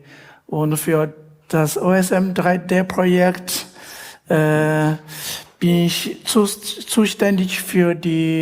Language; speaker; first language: German; non-native, learner; Chinese